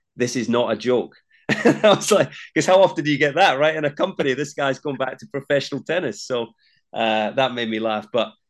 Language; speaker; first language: English; native; English